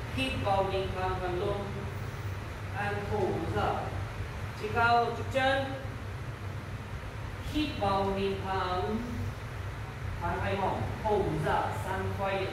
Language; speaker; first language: Vietnamese; non-native, learner; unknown